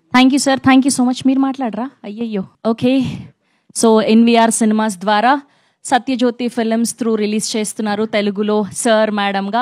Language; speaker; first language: Telugu; native; Telugu